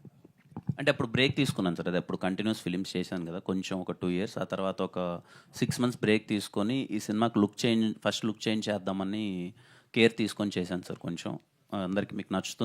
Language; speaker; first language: Telugu; native; Telugu